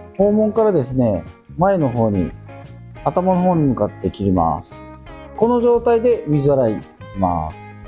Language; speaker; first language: Japanese; native; Japanese